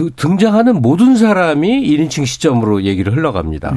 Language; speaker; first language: Korean; native; Korean